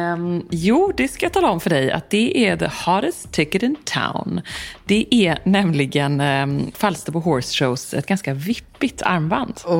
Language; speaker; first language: Swedish; native; Swedish